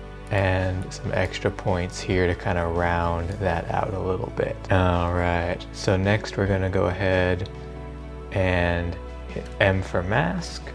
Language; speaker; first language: English; native; English